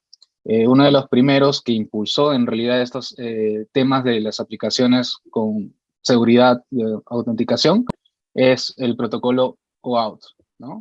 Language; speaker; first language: Spanish; native; Spanish